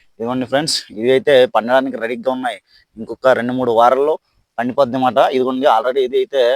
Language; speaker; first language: Telugu; non-native, local second language; Odia